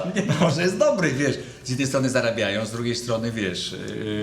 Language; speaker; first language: Polish; native; Polish